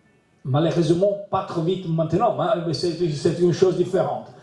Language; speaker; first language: French; non-native, learner; Italian